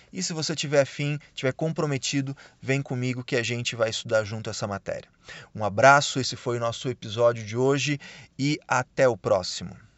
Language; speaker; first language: Portuguese; native; Portuguese